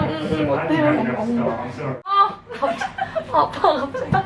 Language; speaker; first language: Korean; native; Korean